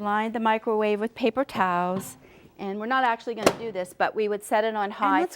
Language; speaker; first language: English; native; English